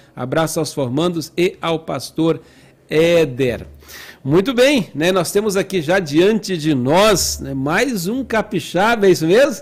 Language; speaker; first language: Portuguese; native; Portuguese